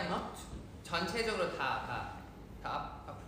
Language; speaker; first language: Chinese; non-native, learner; Thai